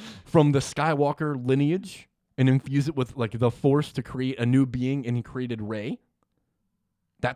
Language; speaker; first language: English; native; English